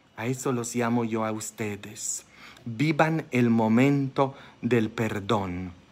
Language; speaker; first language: Spanish; non-native, fluent; Polish